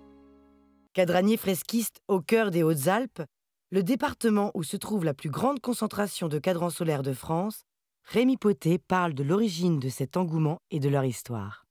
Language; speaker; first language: French; native; French